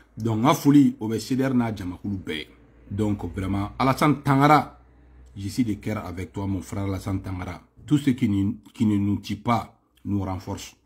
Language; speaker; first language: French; non-native, local second language; Bambara